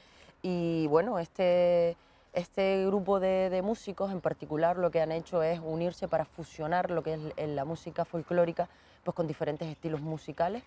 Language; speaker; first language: Spanish; native; Spanish